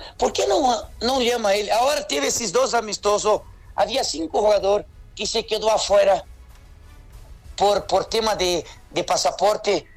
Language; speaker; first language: Spanish; non-native, fluent; Portuguese